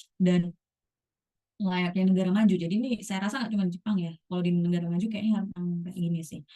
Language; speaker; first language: Indonesian; native; Indonesian